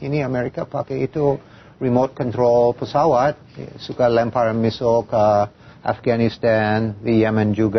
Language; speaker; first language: Indonesian; non-native, fluent; English